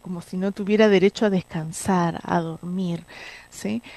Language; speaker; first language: Spanish; native; Spanish